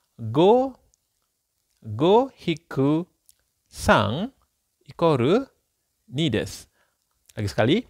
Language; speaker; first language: Indonesian; native; Indonesian